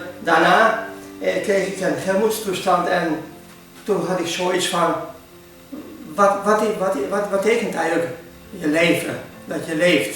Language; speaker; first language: Dutch; non-native, fluent; Hungarian